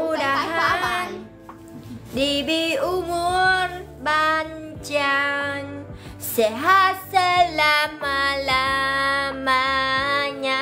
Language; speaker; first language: Indonesian; non-native, learner; Vietnamese